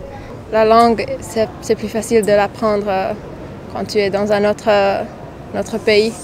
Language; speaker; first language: French; non-native, learner; Finnish